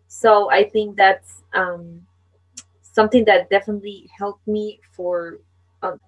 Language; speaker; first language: English; non-native, fluent; Spanish